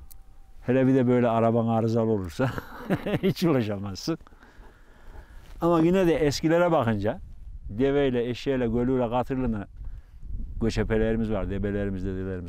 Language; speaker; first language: Turkish; native; Turkish